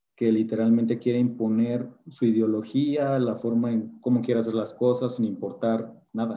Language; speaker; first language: Spanish; native; Spanish